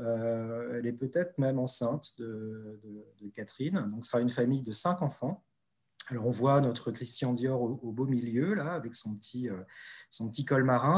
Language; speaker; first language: French; native; French